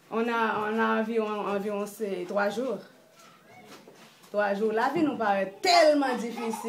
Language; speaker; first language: French; non-native, local second language; Haitian Creole